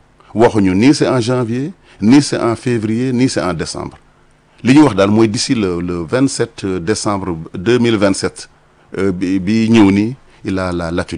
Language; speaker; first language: French; non-native, local second language; Wolof